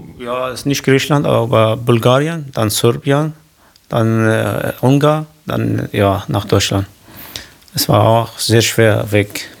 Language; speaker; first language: German; non-native, learner; Kurdish